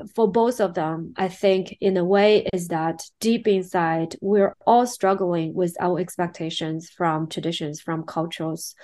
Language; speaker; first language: English; non-native, fluent; Chinese